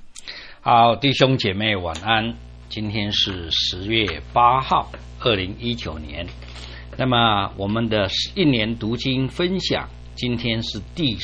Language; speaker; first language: Chinese; native; Chinese